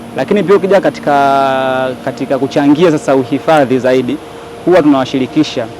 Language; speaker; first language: Swahili; native; Swahili